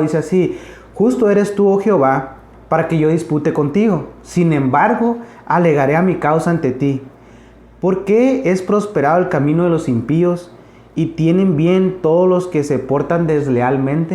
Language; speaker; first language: Spanish; native; Spanish